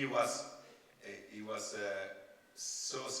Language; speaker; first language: English; non-native, learner; Italian